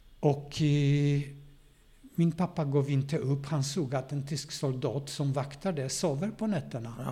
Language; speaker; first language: Swedish; non-native, fluent; Polish